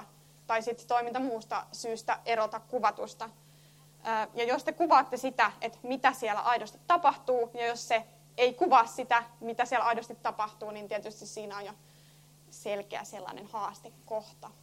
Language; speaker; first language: Finnish; native; Finnish